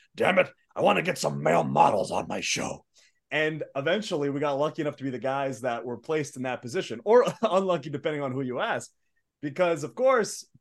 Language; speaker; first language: English; early bilingual, other home language; Arabic